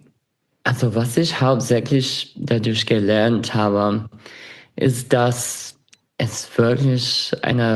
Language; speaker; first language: German; non-native, fluent; English